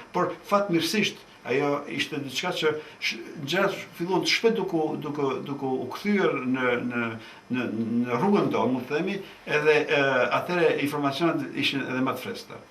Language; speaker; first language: Albanian; native; Albanian